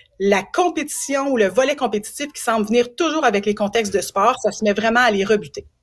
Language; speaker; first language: French; native; French